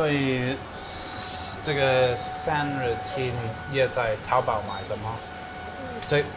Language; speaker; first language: Chinese; non-native, learner; English